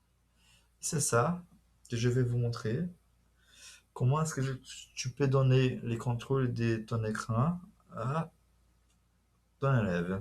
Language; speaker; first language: French; non-native, fluent; Portuguese